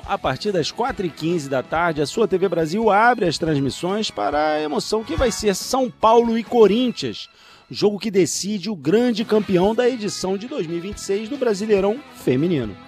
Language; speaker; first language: Portuguese; native; Portuguese